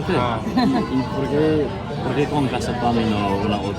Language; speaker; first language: Spanish; non-native, learner; English